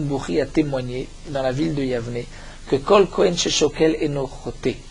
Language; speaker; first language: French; native; French